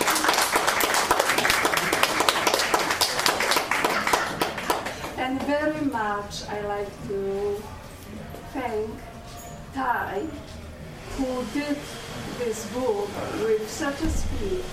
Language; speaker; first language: English; non-native, fluent; Polish